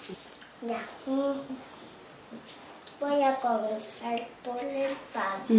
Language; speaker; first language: Spanish; early bilingual, other home language; Haitian Creole